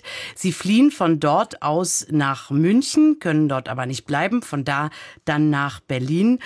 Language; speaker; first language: German; native; German